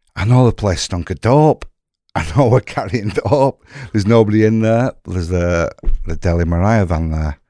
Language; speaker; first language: English; native; English